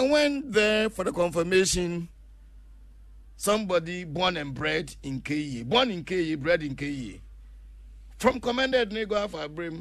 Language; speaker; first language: English; non-native, local second language; Akan